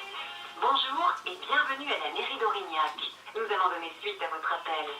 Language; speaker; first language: French; native; French